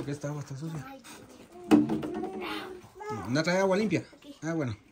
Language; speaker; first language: Spanish; native; Spanish